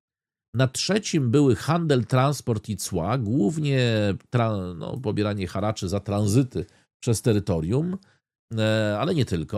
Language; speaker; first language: Polish; native; Polish